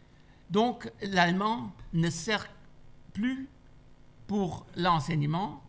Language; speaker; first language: French; non-native, fluent; German